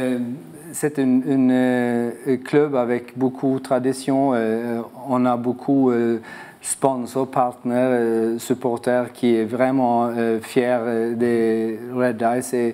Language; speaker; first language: French; non-native, learner; Swedish